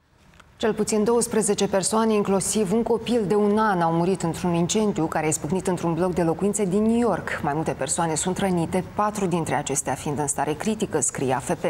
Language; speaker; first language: Romanian; native; Romanian